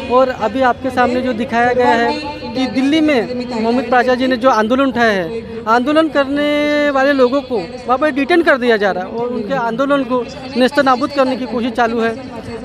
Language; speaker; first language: Hindi; non-native, local second language; Marathi